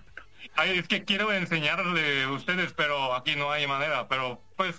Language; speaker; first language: Spanish; non-native, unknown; Korean